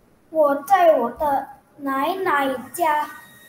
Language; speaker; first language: Chinese; non-native, learner; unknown